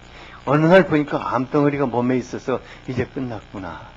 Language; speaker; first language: Korean; native; Korean